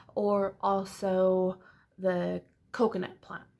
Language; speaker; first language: English; early bilingual, other home language; Spanish